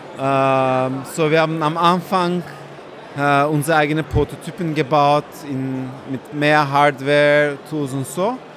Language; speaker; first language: German; non-native, fluent; Turkish